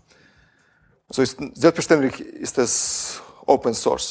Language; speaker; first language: German; non-native, fluent; Russian